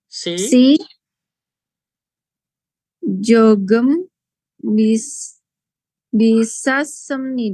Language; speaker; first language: Korean; non-native, learner; Indonesian